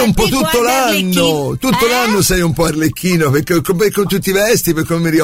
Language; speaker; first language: Italian; native; Italian